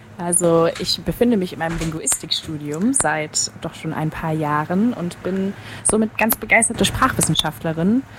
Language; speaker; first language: German; native; German